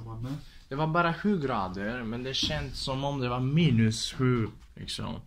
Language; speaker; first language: Swedish; non-native, learner; Italian